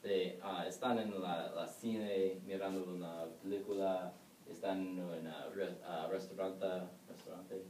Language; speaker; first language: Spanish; non-native, learner; English